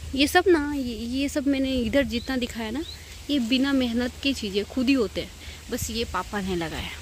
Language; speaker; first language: Hindi; non-native, local second language; Nepali